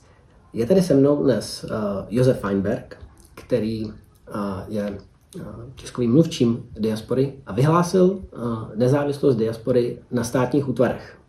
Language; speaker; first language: Czech; native; Czech